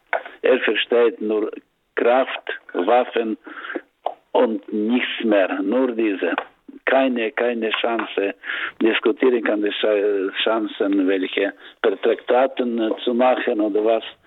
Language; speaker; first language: German; non-native, learner; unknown